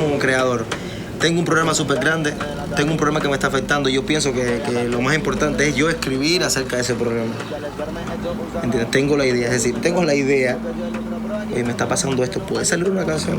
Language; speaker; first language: Spanish; native; Spanish